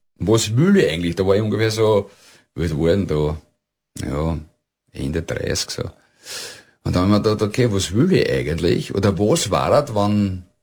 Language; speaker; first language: German; native; German